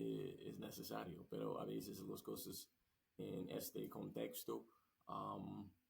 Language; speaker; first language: Spanish; non-native, learner; English